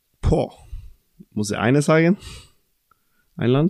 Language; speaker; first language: German; non-native, fluent; Norwegian